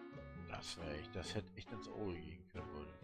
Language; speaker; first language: German; native; German